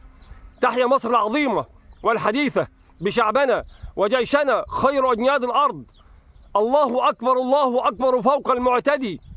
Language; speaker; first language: Arabic; native; Arabic